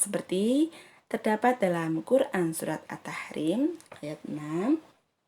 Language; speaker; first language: Indonesian; native; Indonesian